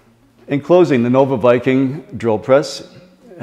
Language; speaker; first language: English; native; English